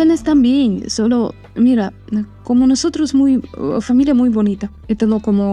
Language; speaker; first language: Spanish; non-native, learner; Armenian